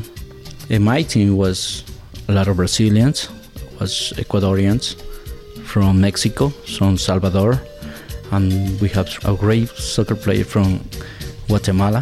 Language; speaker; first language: English; non-native, learner; Spanish